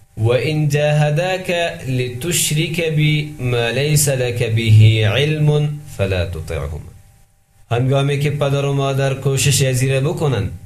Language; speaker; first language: Persian; native; Persian